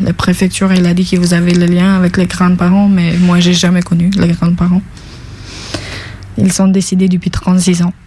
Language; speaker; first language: French; non-native, fluent; Albanian